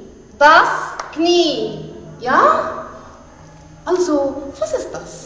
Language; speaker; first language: German; non-native, fluent; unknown